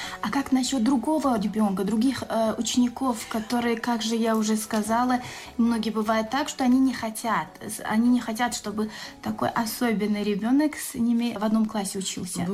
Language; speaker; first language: Russian; non-native, local second language; Tajik